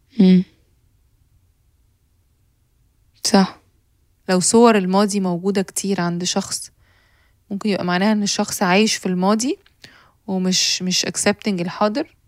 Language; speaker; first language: Arabic; native; Arabic